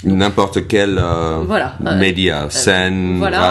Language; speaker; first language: French; non-native, fluent; English